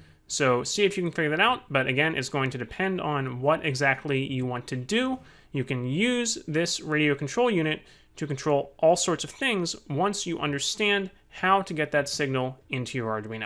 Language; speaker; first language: English; native; English